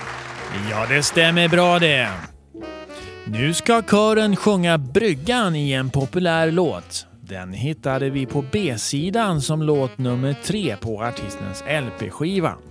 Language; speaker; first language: Swedish; native; Swedish